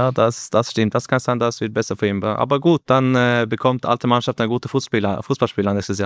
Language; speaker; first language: German; non-native, learner; Norwegian